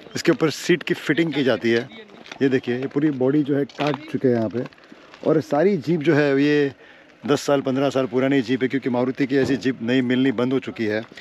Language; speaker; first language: Hindi; native; Hindi